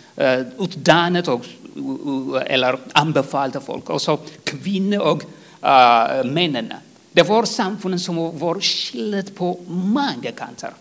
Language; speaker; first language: Swedish; non-native, fluent; Tigrinya